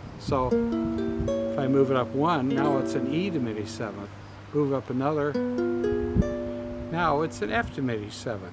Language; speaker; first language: English; native; English